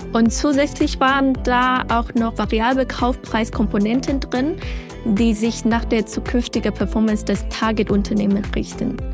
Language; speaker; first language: German; non-native, fluent; Chinese